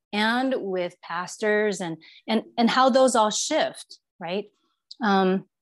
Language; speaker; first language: English; non-native, fluent; Chinese